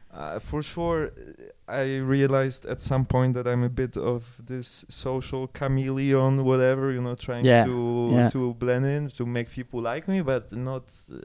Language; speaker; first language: English; non-native, fluent; Polish